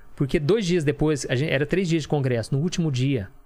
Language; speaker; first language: Portuguese; native; Portuguese